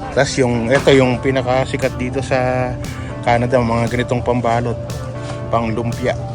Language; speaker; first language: Filipino; non-native, local second language; Pampanga